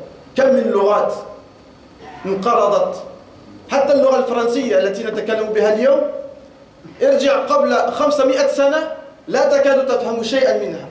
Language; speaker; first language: Arabic; non-native, fluent; French